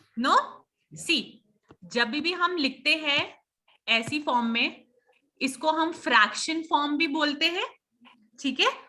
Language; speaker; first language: Hindi; native; Hindi